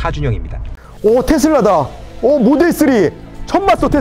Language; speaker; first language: Korean; native; Korean